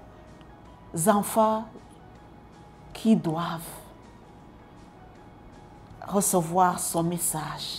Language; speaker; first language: French; non-native, local second language; Kinyarwanda